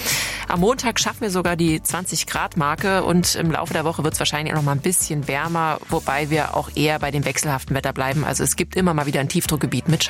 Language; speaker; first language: German; native; German